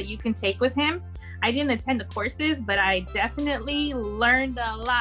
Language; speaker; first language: English; native; English